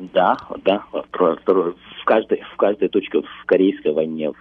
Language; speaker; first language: Russian; early bilingual, heritage; Russian